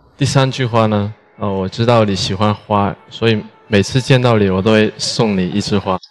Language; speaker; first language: Chinese; non-native, local second language; Cantonese